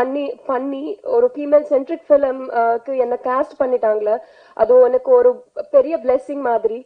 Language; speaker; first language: Tamil; non-native, learner; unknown